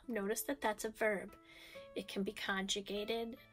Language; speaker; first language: English; native; English